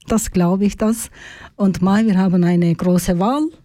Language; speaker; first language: German; non-native, learner; Turkish